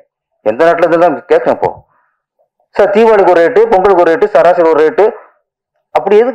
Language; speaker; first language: Tamil; native; Tamil